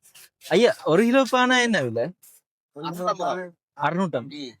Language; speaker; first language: Tamil; native; Tamil